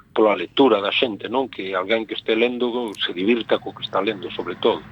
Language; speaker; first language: Galician; native; Galician